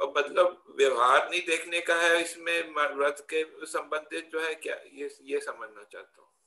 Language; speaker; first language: Hindi; non-native, local second language; Gujarati